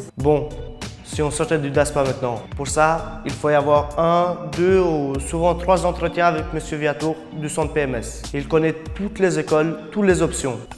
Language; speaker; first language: French; non-native, fluent; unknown